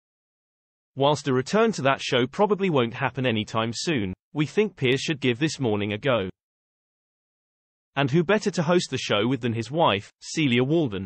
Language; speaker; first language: English; native; English